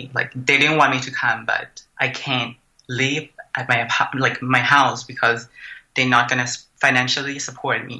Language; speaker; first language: English; non-native, fluent; Thai